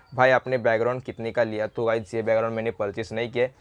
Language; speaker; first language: Hindi; non-native, local second language; Marathi